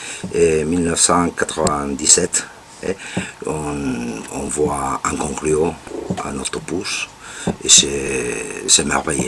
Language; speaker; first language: French; non-native, learner; Spanish